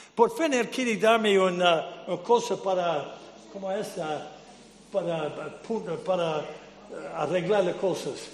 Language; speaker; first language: Spanish; non-native, fluent; English